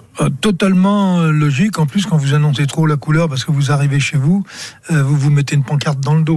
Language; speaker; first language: French; native; French